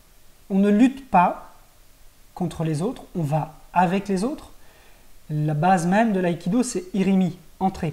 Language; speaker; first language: French; native; French